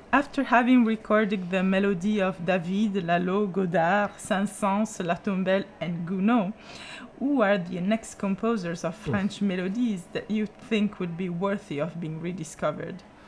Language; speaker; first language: English; non-native, fluent; Italian